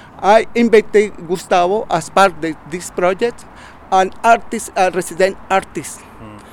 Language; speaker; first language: English; non-native, learner; Spanish